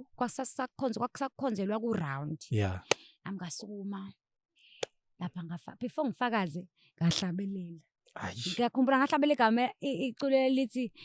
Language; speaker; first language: Zulu; native; Zulu